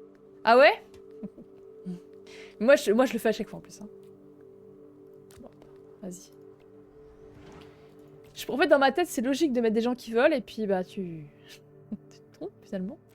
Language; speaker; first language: French; native; French